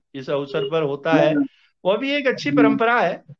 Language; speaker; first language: Hindi; native; Hindi